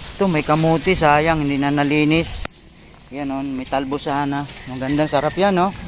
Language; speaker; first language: Filipino; non-native, local second language; Cebuano